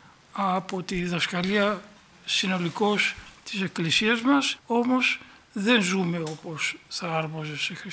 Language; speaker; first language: Greek; native; Greek